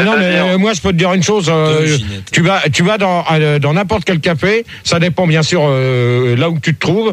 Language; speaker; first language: French; native; French